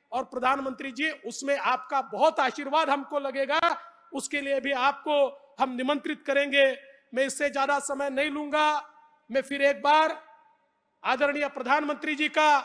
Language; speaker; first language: Hindi; non-native, local second language; Marathi